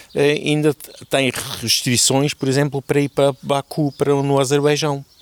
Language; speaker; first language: Portuguese; non-native, fluent; German